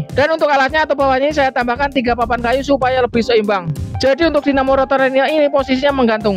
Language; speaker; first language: Indonesian; native; Indonesian